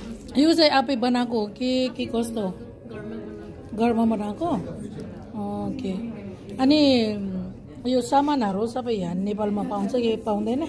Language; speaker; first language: Nepali; non-native, fluent; Filipino